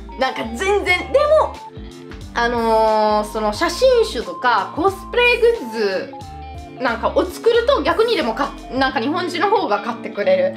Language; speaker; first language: Japanese; non-native, fluent; Italian